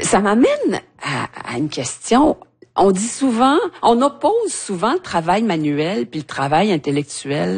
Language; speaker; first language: French; native; French